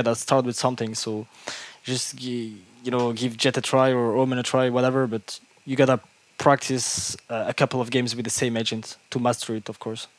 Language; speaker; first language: English; non-native, fluent; French